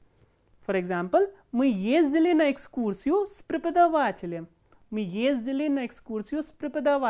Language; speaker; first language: Russian; non-native, fluent; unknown